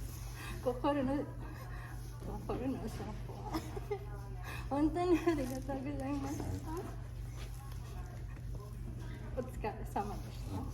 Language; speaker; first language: Japanese; non-native, learner; Filipino